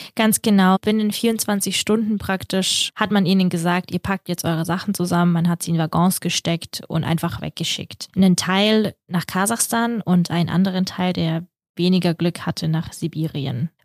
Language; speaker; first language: German; early bilingual, other home language; Russian